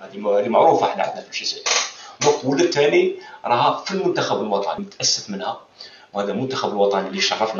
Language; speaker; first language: Arabic; native; Arabic